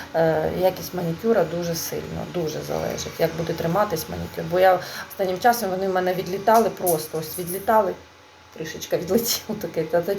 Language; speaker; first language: Ukrainian; non-native, local second language; Russian